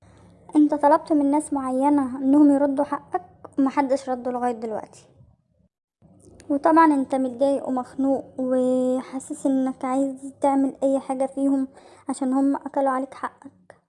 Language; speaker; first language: Arabic; native; Arabic